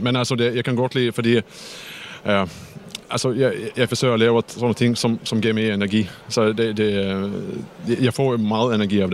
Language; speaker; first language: Danish; non-native, fluent; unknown